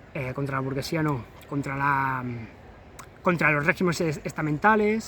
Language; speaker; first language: Spanish; native; Spanish